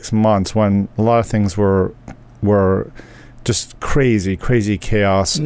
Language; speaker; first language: English; native; English